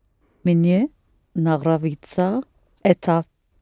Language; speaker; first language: Russian; non-native, learner; English